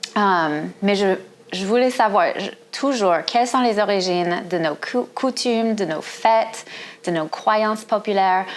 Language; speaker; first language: French; non-native, fluent; English